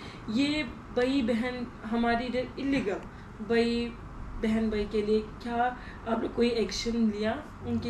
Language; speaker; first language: Hindi; non-native, learner; Turkish